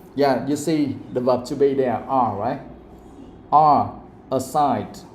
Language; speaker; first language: English; non-native, fluent; Vietnamese